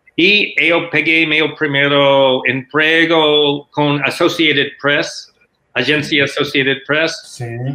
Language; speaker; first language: Portuguese; non-native, learner; English